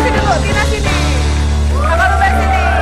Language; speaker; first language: Indonesian; native; Indonesian